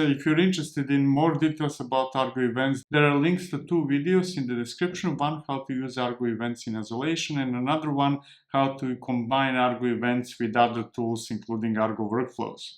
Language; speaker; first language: English; non-native, fluent; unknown